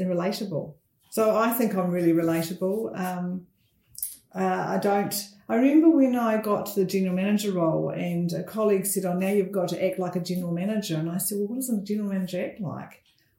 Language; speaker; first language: English; native; English